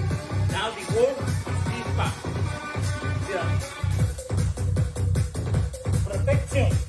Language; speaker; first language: English; non-native, learner; Spanish